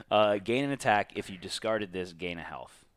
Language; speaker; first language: English; native; English